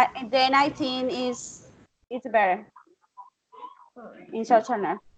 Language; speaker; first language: English; non-native, learner; Spanish